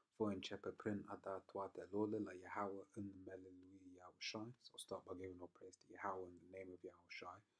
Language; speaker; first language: Romanian; non-native, learner; English